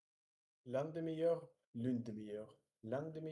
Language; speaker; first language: French; non-native, learner; Russian